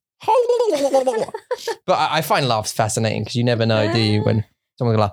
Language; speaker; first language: English; native; English